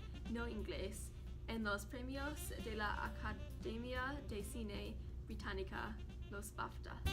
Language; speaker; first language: Spanish; non-native, learner; English